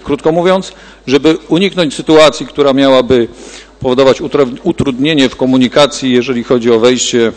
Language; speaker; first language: Polish; native; Polish